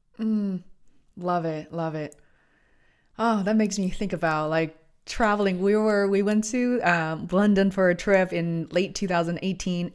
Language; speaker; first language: English; non-native, fluent; Chinese